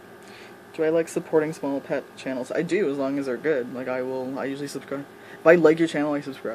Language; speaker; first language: English; native; English